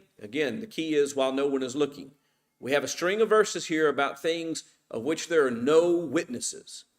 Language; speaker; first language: English; native; English